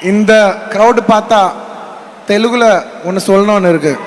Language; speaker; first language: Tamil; non-native, local second language; Telugu